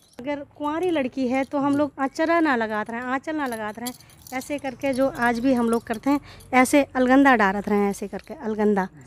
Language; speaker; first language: Hindi; native; Hindi